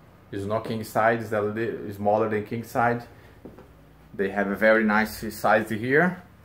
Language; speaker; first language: English; non-native, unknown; Portuguese